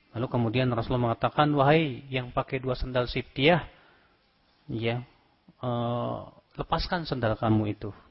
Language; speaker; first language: Indonesian; native; Indonesian